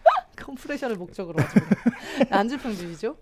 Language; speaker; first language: Korean; native; Korean